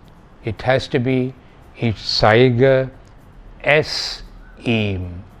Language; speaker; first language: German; non-native, fluent; Malayalam